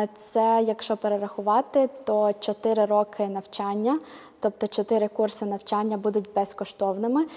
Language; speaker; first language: Ukrainian; native; Ukrainian